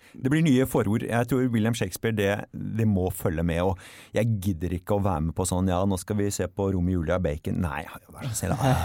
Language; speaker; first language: Norwegian; native; Norwegian